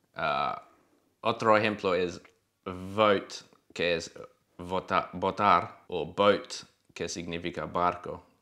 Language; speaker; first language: Spanish; non-native, learner; English